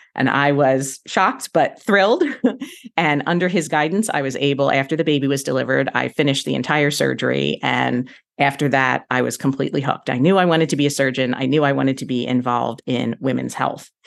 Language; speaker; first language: English; native; English